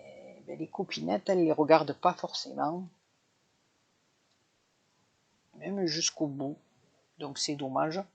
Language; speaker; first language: French; native; French